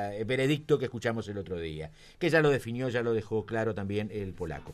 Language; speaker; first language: Spanish; native; Spanish